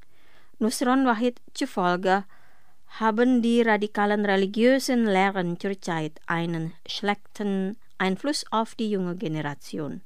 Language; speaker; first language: German; non-native, fluent; Indonesian